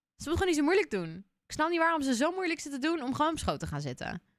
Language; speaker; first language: Dutch; native; Dutch